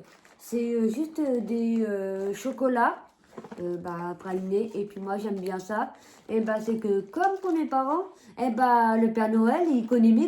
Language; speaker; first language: French; native; French